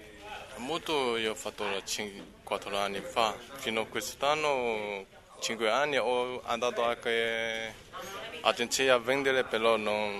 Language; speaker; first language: Italian; non-native, learner; Chinese